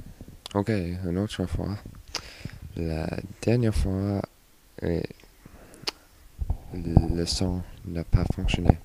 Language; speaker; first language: French; non-native, learner; English